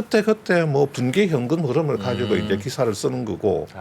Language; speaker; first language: Korean; native; Korean